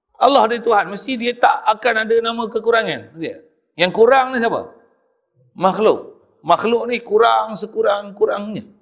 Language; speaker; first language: Malay; native; Malay